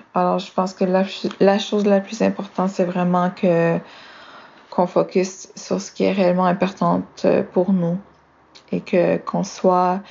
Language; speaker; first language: French; native; French